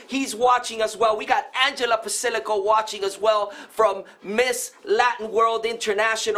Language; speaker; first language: English; non-native, fluent; Spanish